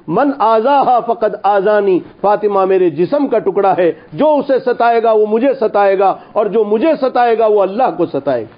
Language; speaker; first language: Urdu; non-native, local second language; Gujarati